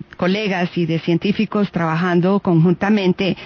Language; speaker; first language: Spanish; native; Spanish